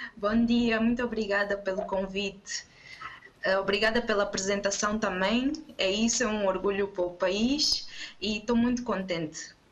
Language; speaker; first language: Portuguese; non-native, local second language; Kabuverdianu